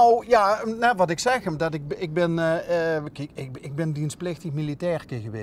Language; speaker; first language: Dutch; native; Dutch